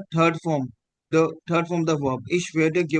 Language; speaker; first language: German; non-native, fluent; Hindi